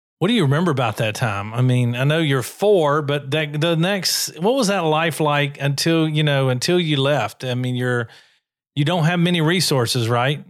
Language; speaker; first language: English; native; English